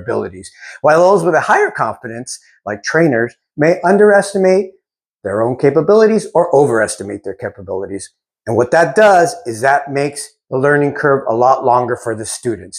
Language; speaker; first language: English; native; English